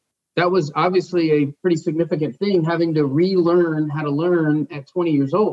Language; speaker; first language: English; native; English